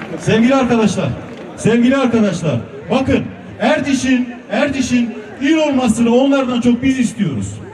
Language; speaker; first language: Turkish; non-native, local second language; Kurdish